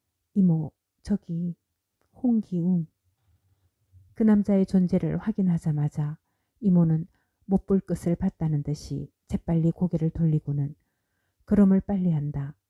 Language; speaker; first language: Korean; native; Korean